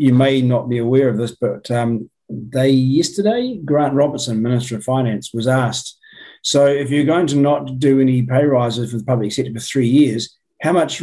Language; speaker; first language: English; native; English